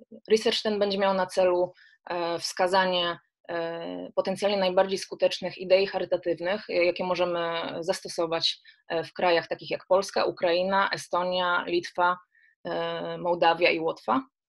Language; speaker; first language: Polish; native; Polish